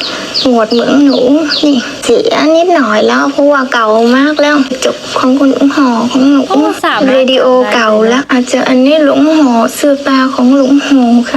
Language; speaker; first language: Thai; non-native, learner; Vietnamese